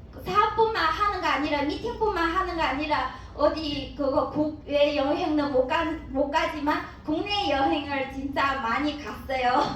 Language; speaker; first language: Korean; non-native, learner; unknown